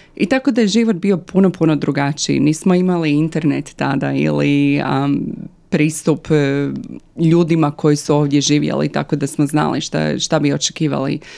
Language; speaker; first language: Croatian; early bilingual, other home language; English